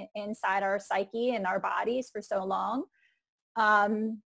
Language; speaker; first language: English; non-native, fluent; Icelandic